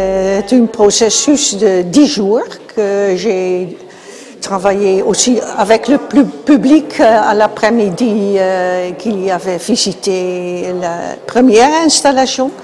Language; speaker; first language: French; non-native, learner; Spanish